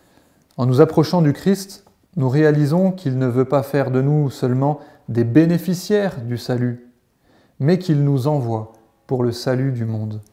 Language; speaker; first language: French; native; French